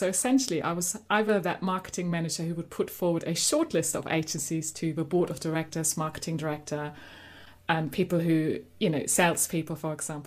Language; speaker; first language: English; non-native, fluent; German